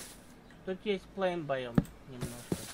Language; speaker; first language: Russian; non-native, learner; English